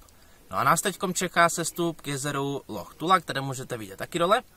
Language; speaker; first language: Czech; native; Czech